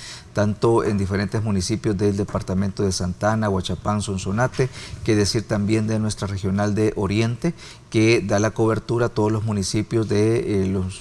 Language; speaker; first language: Spanish; native; Spanish